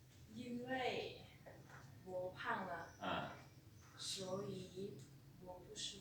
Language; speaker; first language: Chinese; non-native, learner; Lao